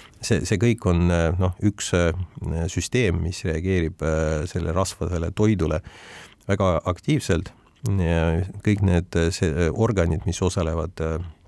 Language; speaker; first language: Estonian; non-native, local second language; Russian